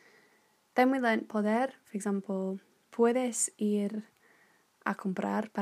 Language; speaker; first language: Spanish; non-native, fluent; English